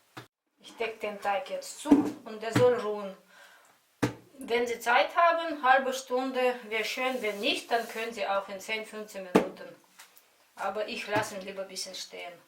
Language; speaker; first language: German; non-native, fluent; Russian